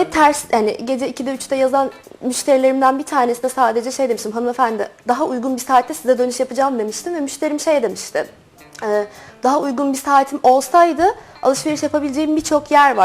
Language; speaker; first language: Turkish; native; Turkish